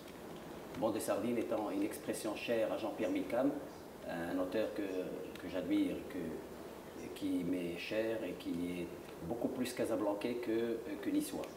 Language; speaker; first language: French; non-native, local second language; Arabic